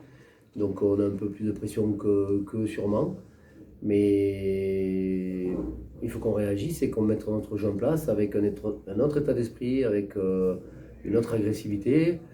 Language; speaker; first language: French; native; French